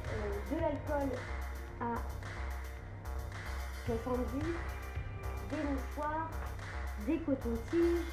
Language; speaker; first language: French; native; French